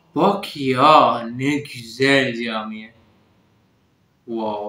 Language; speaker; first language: Turkish; non-native, learner; Urdu